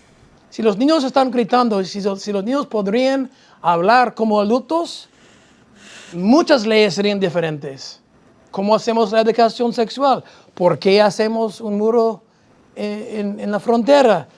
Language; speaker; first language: Spanish; non-native, fluent; English